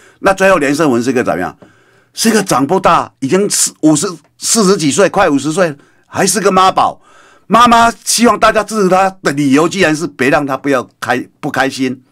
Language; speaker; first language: Chinese; native; Chinese